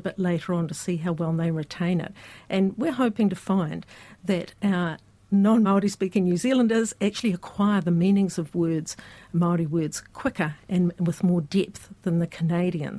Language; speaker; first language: English; native; English